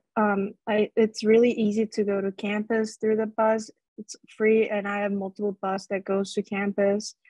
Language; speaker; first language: English; non-native, fluent; Korean